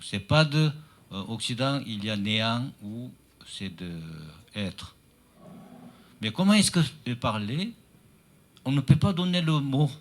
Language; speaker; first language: French; non-native, learner; Chinese